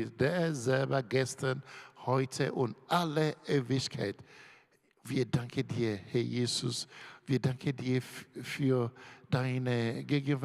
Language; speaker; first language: German; non-native, learner; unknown